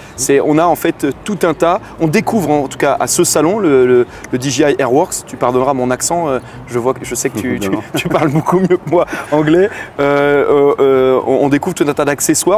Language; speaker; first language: French; native; French